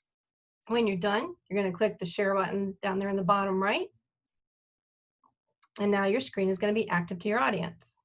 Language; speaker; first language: English; native; English